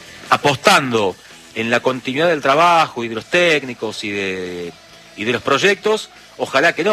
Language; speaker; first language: Spanish; native; Spanish